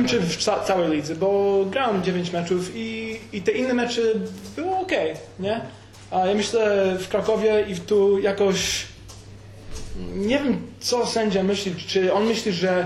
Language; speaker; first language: Polish; early bilingual, heritage; Polish